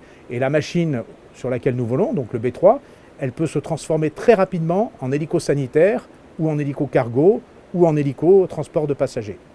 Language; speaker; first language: French; native; French